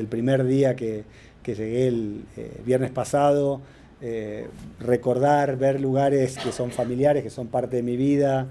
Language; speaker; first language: Spanish; native; Spanish